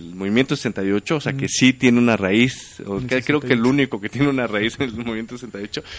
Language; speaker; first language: Spanish; native; Spanish